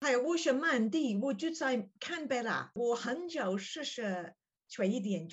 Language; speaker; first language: Chinese; non-native, learner; English